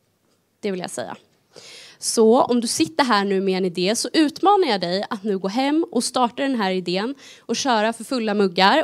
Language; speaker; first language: Swedish; native; Swedish